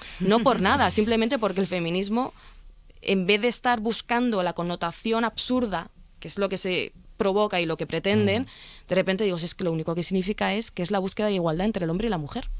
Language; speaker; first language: Spanish; early bilingual, other home language; Arabic